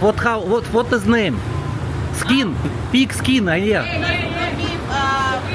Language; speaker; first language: English; non-native, learner; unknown